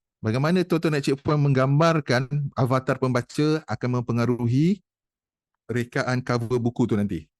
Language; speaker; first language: Malay; native; Malay